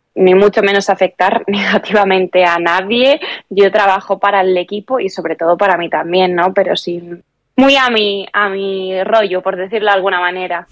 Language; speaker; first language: Spanish; native; Spanish